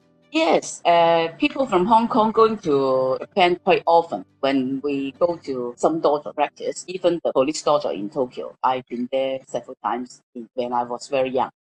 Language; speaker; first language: English; non-native, local second language; Cantonese